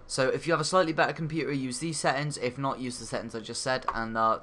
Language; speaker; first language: English; native; English